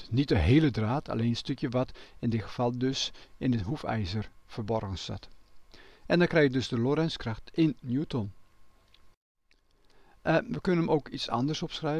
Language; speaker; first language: Dutch; native; Dutch